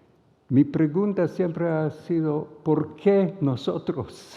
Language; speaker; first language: Spanish; non-native, fluent; Hebrew